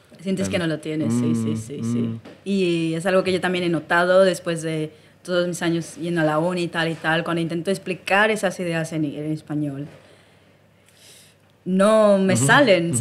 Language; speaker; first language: Spanish; early bilingual, heritage; Spanish